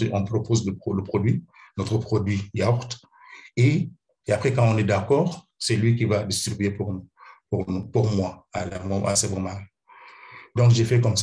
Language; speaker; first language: French; non-native, fluent; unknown